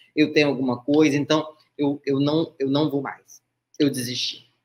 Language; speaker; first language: Portuguese; native; Portuguese